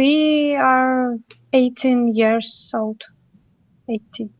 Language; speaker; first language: English; non-native, learner; Russian